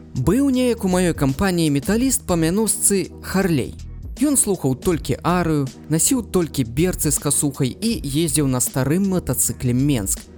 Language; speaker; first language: Belarusian; non-native, local second language; Russian